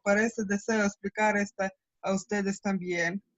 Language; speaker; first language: Spanish; non-native, learner; Russian